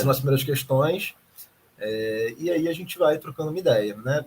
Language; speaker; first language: Portuguese; native; Portuguese